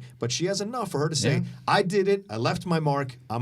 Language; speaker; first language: English; native; English